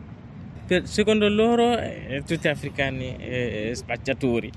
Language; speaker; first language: Italian; non-native, learner; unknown